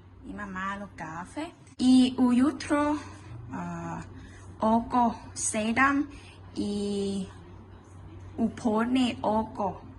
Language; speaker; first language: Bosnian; early bilingual, heritage; Bosnian